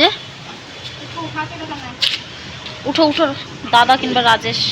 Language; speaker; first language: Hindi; non-native, local second language; Bangla